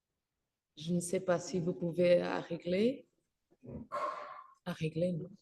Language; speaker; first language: French; non-native, learner; Spanish